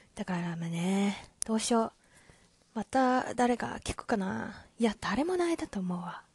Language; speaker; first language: Japanese; non-native, learner; Chinese